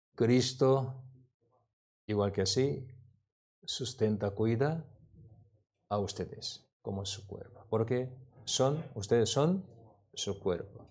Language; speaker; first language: Spanish; non-native, learner; Korean